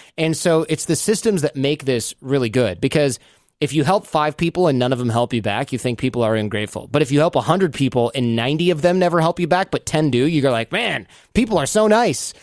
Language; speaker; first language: English; native; English